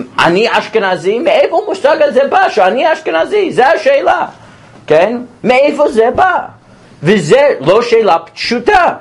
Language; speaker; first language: Hebrew; non-native, fluent; English